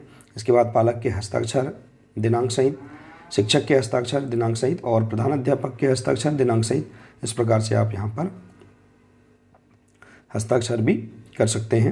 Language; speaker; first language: Hindi; native; Hindi